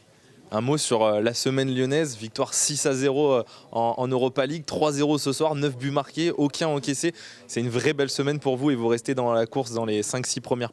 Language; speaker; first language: French; native; French